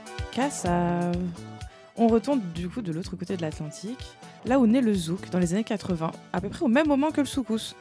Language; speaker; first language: French; early bilingual, heritage; French